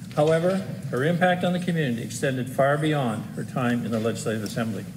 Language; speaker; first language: English; native; English